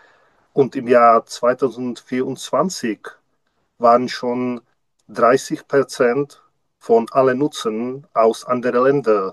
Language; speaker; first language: German; non-native, learner; Czech